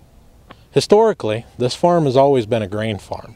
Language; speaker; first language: English; native; English